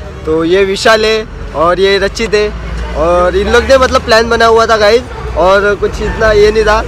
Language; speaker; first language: Hindi; non-native, local second language; Marathi